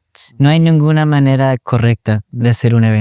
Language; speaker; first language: Spanish; early bilingual, other home language; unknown